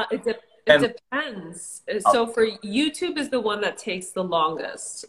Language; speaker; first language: English; early bilingual, other home language; Spanish